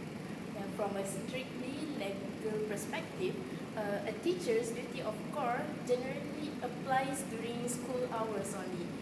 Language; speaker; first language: English; non-native, local second language; Malay